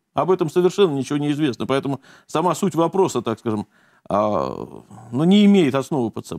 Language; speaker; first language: Russian; native; Russian